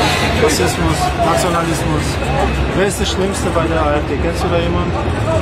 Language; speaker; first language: German; native; German